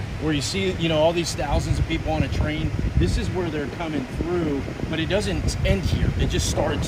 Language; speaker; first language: English; native; English